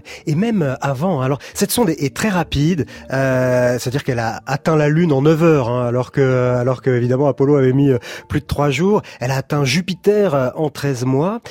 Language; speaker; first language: French; native; French